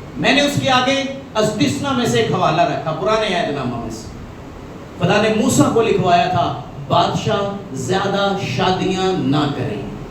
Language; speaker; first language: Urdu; non-native, local second language; Punjabi